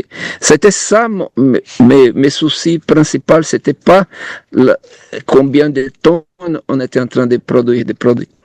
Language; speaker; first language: French; non-native, fluent; Portuguese